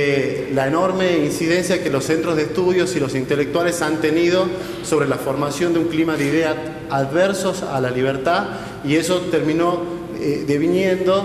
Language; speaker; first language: Spanish; native; Spanish